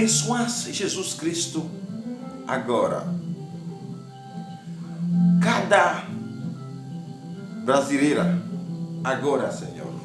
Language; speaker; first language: Portuguese; non-native, learner; Haitian Creole